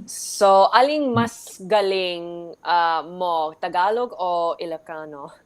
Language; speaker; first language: Filipino; early bilingual, heritage; English